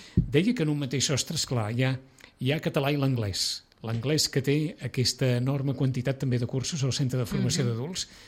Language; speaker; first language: Catalan; native; Catalan